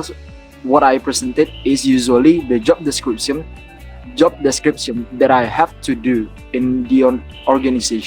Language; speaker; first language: English; non-native, learner; Indonesian